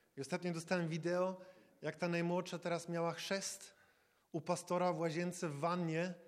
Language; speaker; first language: Polish; native; Polish